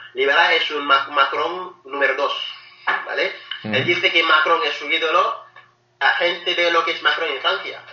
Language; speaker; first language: Spanish; non-native, fluent; Wolof